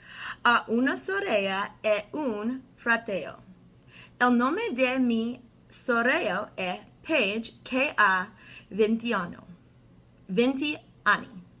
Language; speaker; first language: Italian; non-native, learner; English